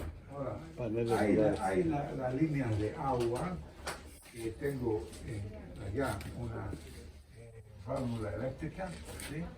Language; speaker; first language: Spanish; non-native, fluent; Hebrew